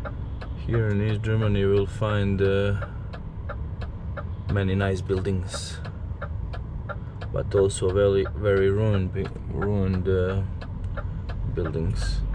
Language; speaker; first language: English; non-native, learner; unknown